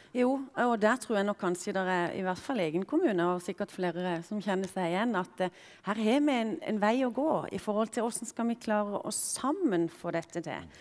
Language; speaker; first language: Norwegian; native; Norwegian